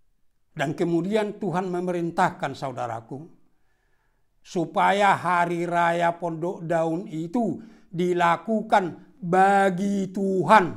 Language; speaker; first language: Indonesian; non-native, local second language; Batak Toba